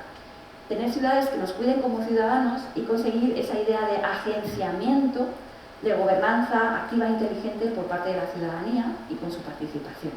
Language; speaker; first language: Spanish; native; Spanish